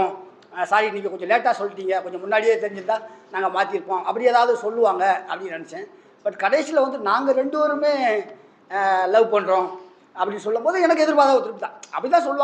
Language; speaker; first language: Tamil; native; Tamil